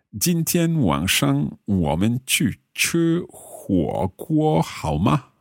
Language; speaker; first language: Chinese; non-native, learner; English